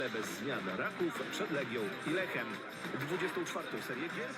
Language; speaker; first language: Polish; native; Polish